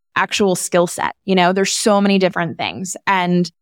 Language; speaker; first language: English; native; English